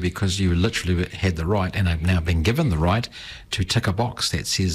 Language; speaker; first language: English; native; English